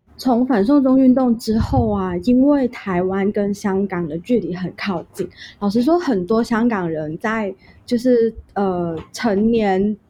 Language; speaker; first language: Chinese; non-native, local second language; Cantonese